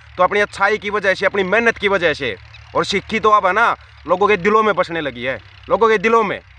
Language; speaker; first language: Hindi; non-native, local second language; Punjabi